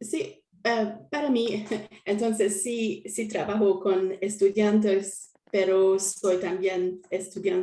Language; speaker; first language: Spanish; non-native, learner; French